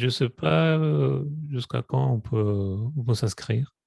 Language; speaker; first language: French; non-native, fluent; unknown